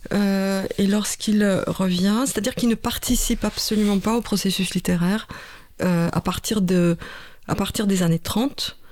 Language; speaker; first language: French; non-native, fluent; Russian